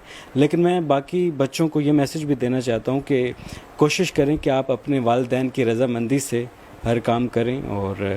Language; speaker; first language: Urdu; native; Urdu